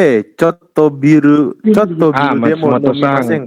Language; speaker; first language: Japanese; non-native, fluent; Indonesian